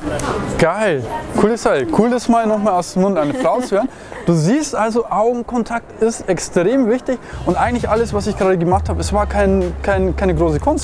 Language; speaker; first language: German; native; German